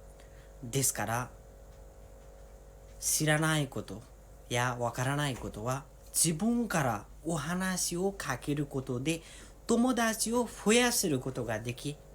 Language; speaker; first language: Japanese; non-native, learner; Nepali